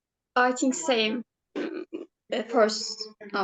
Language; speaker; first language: English; non-native, learner; Turkish